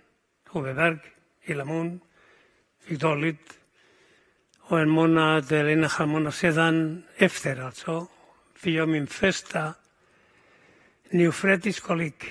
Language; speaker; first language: Swedish; non-native, fluent; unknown